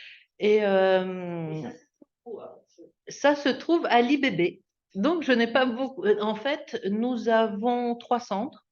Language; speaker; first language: French; non-native, fluent; Polish